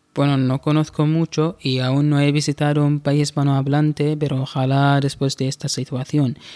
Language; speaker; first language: Spanish; non-native, fluent; Arabic